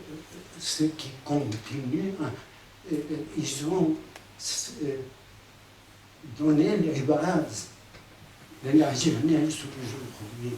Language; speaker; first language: French; non-native, fluent; Spanish